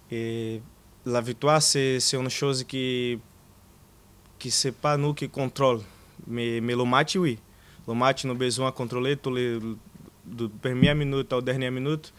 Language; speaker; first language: French; non-native, learner; Portuguese